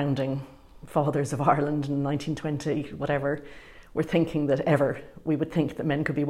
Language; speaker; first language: English; native; English